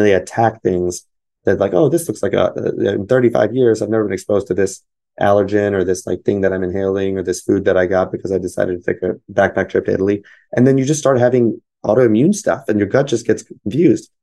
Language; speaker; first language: English; native; English